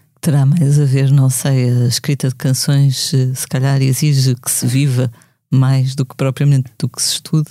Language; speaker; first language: Portuguese; native; Portuguese